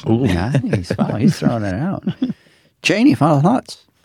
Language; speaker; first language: English; native; English